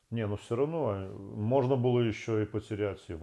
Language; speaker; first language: Russian; native; Russian